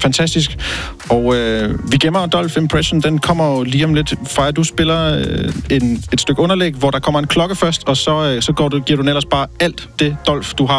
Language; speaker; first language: Danish; native; Danish